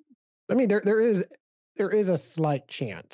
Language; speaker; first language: English; native; English